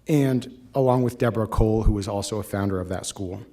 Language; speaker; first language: English; native; English